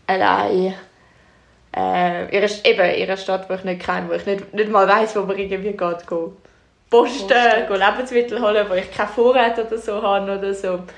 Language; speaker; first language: German; native; German